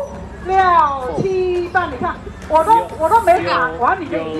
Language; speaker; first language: Chinese; native; Chinese